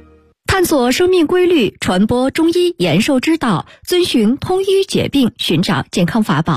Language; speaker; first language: Chinese; native; Chinese